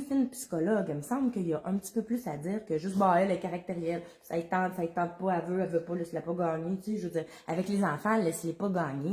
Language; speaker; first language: French; native; French